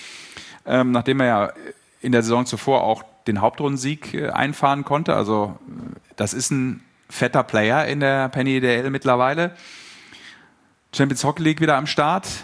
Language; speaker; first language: German; native; German